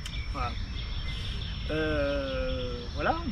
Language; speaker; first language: French; native; French